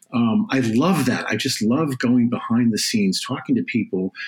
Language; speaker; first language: English; native; English